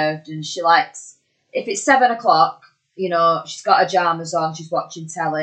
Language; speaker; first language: English; native; English